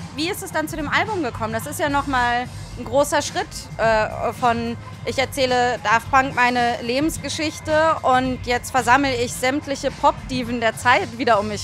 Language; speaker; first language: German; native; German